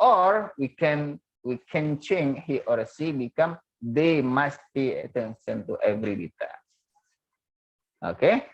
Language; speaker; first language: English; non-native, learner; Indonesian